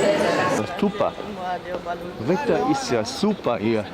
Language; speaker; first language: German; native; German